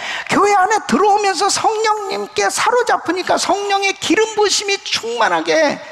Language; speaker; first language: Korean; native; Korean